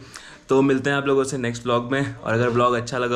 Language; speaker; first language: Hindi; native; Hindi